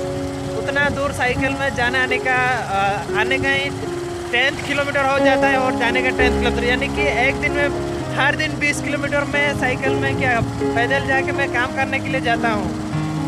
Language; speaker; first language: Hindi; non-native, local second language; Odia